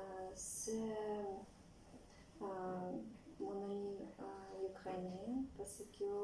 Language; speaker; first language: French; non-native, learner; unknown